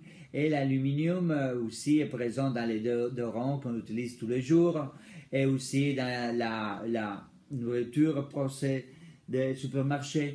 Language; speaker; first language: French; non-native, fluent; Spanish